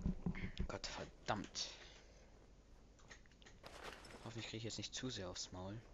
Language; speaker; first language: German; native; German